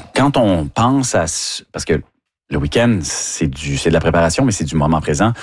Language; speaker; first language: French; native; French